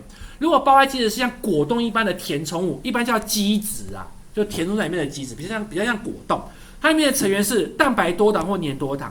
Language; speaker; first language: Chinese; native; Chinese